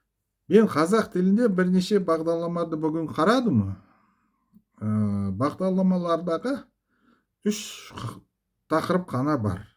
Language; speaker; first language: Kazakh; non-native, local second language; Russian